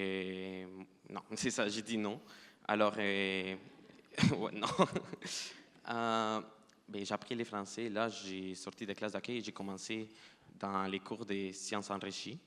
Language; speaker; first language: French; non-native, fluent; Spanish